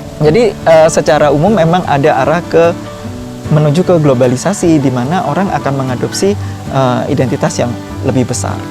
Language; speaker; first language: Indonesian; native; Indonesian